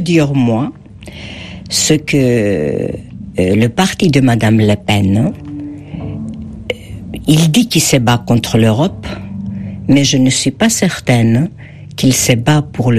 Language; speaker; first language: French; non-native, fluent; Greek